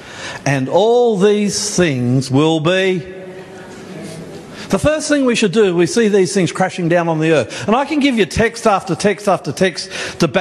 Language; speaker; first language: English; native; English